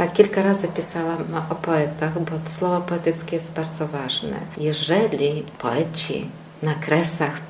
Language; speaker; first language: Polish; early bilingual, heritage; Polish